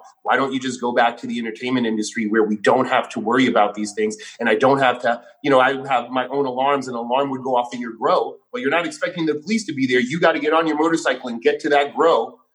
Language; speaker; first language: English; native; English